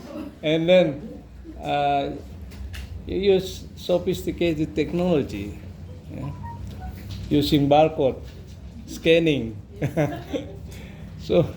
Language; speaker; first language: English; non-native, fluent; Indonesian